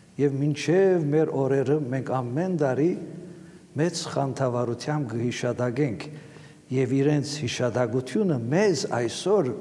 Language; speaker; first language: Armenian; native; Armenian